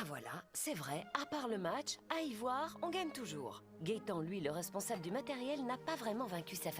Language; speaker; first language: French; native; French